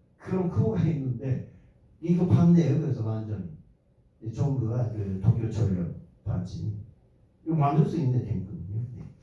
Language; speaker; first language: Korean; non-native, fluent; Japanese